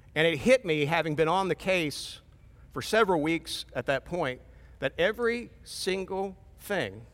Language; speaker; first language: English; native; English